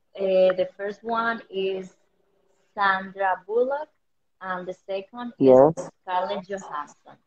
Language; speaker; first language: English; non-native, learner; Spanish